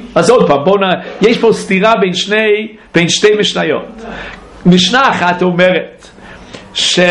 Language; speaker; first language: Hebrew; non-native, fluent; English